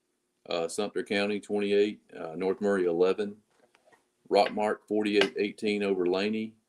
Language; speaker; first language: English; native; English